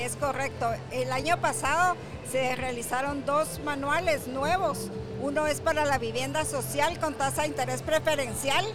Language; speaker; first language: Spanish; native; Spanish